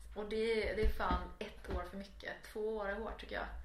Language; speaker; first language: Swedish; native; Swedish